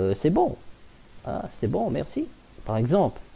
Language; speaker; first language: French; non-native, local second language; Arabic